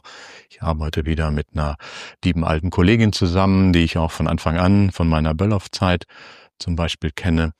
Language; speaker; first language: German; native; German